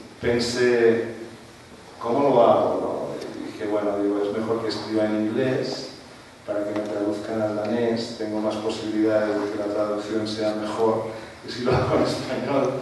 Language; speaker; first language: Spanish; non-native, local second language; Catalan